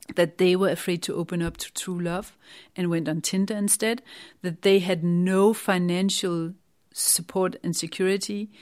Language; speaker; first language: English; non-native, fluent; Danish